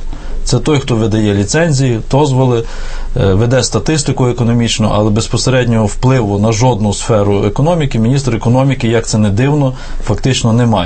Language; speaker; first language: Ukrainian; native; Ukrainian